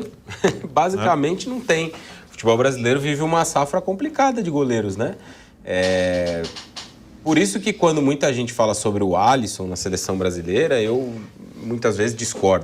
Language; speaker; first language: Portuguese; native; Portuguese